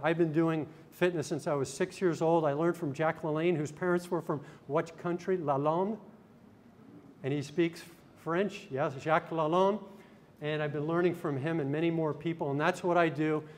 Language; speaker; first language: English; native; English